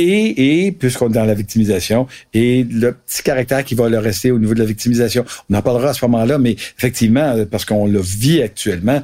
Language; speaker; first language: French; native; French